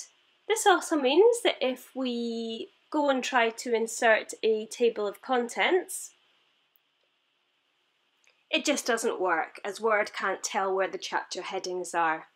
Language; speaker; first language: English; native; English